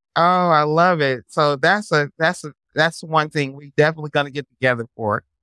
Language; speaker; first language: English; native; English